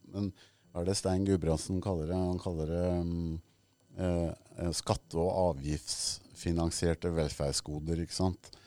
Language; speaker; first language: Norwegian; native; Norwegian